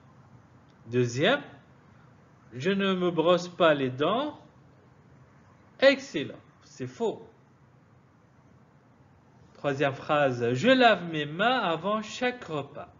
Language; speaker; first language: French; non-native, fluent; Arabic